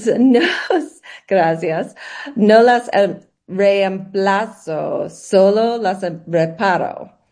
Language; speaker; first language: Spanish; non-native, learner; English